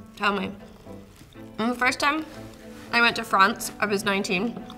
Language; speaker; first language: English; native; English